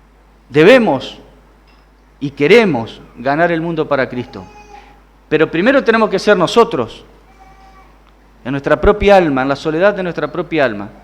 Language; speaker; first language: Spanish; native; Spanish